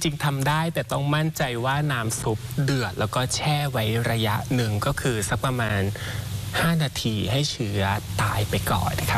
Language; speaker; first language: Thai; native; Thai